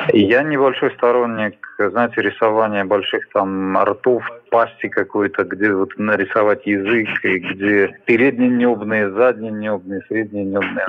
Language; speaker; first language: Russian; native; Russian